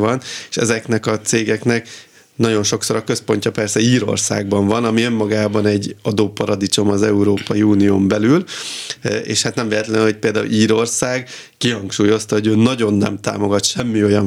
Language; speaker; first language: Hungarian; native; Hungarian